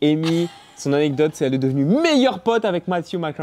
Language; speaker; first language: French; native; French